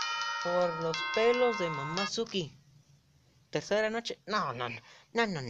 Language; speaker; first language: Spanish; native; Spanish